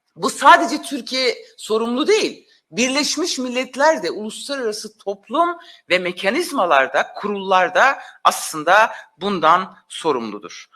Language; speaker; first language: Turkish; non-native, local second language; Kurdish